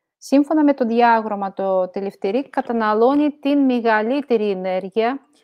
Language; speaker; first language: Greek; non-native, fluent; Russian